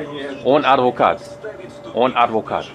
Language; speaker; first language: Russian; non-native, learner; English